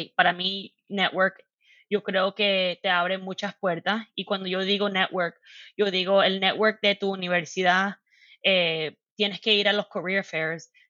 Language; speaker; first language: Spanish; early bilingual, heritage; Spanish